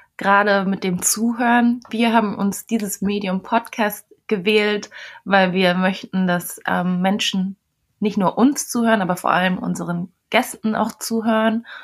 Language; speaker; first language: German; native; German